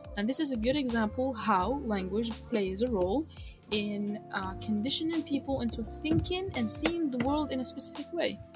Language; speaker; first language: English; non-native, fluent; Arabic